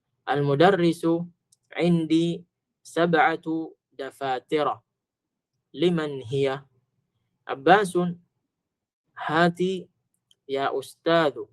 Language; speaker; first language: Arabic; non-native, fluent; Filipino